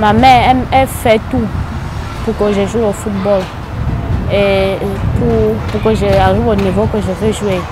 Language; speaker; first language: French; non-native, local second language; English